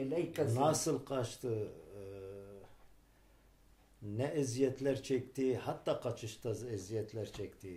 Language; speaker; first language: Turkish; non-native, local second language; Turoyo